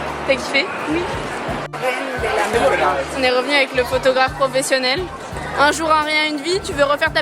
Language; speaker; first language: French; native; French